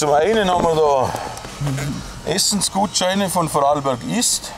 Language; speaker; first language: German; native; German